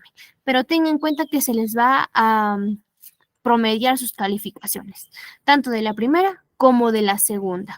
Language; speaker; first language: Spanish; native; Spanish